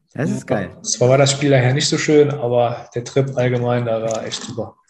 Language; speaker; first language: German; native; German